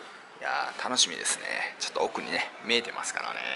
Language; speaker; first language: Japanese; native; Japanese